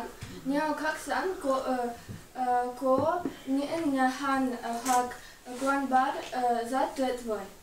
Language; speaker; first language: Vietnamese; non-native, learner; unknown